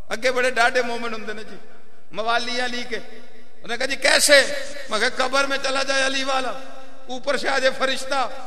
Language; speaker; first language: Urdu; non-native, local second language; Punjabi